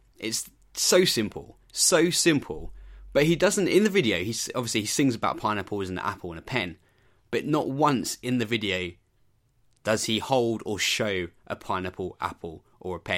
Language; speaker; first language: English; native; English